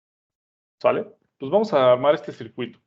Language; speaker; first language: Spanish; native; Spanish